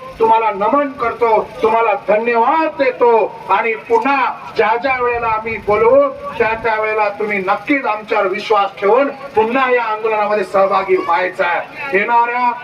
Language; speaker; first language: Marathi; non-native, local second language; Lambadi